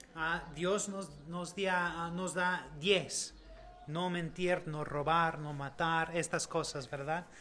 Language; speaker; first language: Spanish; non-native, learner; English